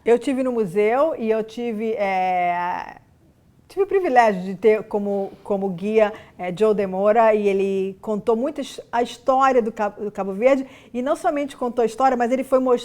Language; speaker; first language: Portuguese; native; Portuguese